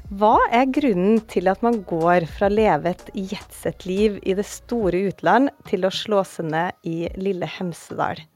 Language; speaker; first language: Norwegian; native; Norwegian